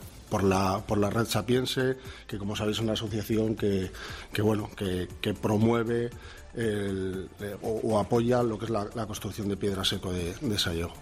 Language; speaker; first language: Spanish; native; Spanish